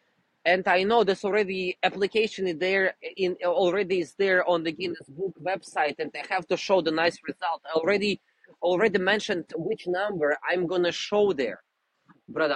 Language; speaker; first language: English; non-native, fluent; Russian